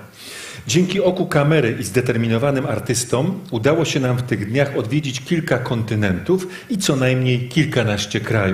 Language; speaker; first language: Polish; native; Polish